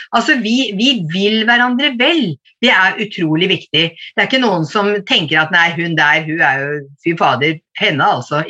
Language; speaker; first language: Norwegian; native; Norwegian